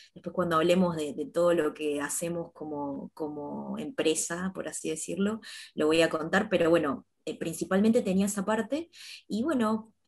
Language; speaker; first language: Spanish; native; Spanish